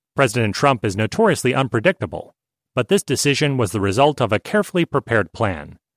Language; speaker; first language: English; non-native, fluent; Hungarian